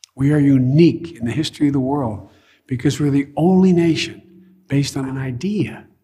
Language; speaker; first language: English; native; English